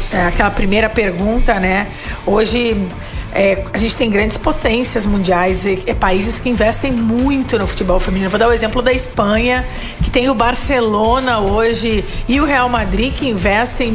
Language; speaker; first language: Portuguese; native; Portuguese